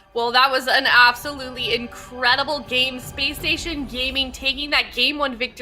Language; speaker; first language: English; native; English